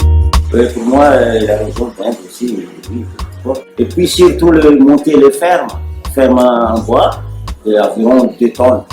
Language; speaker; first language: French; non-native, local second language; Malagasy